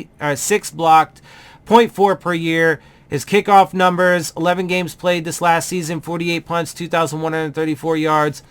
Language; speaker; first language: English; native; English